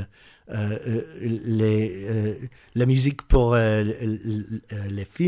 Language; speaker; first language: French; non-native, learner; English